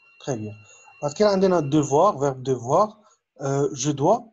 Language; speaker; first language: French; non-native, fluent; Arabic